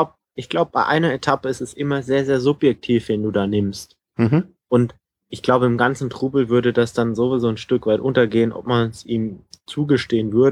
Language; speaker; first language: German; native; German